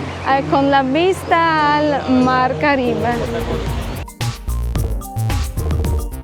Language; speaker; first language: Spanish; non-native, fluent; Polish